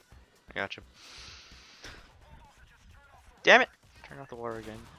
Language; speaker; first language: English; non-native, fluent; Swedish